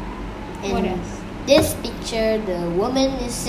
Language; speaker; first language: English; non-native, learner; Vietnamese